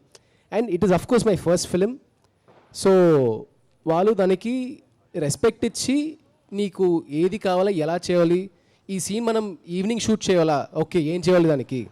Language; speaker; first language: Telugu; early bilingual, heritage; Telugu